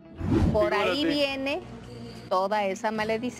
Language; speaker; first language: Spanish; native; Spanish